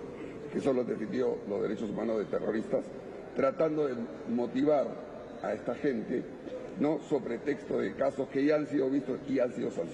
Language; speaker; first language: Spanish; native; Spanish